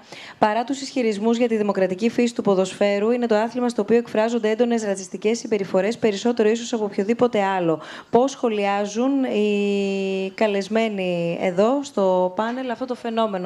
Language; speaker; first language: Greek; native; Greek